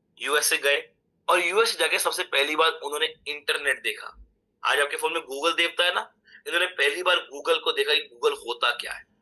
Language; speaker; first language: Hindi; native; Hindi